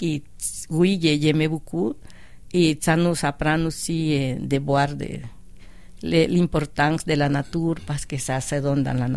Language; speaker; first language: French; non-native, fluent; Spanish